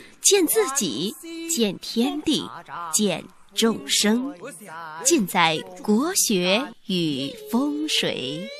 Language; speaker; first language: Chinese; native; Chinese